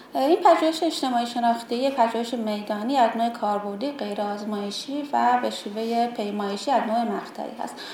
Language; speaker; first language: Persian; native; Persian